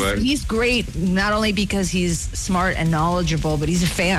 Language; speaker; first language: English; native; English